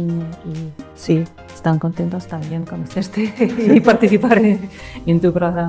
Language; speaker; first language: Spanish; non-native, learner; Russian